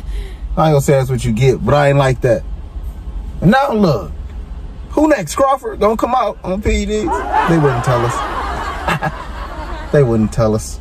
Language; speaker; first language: English; native; English